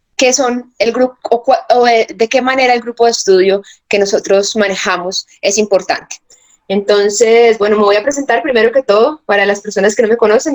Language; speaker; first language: Spanish; native; Spanish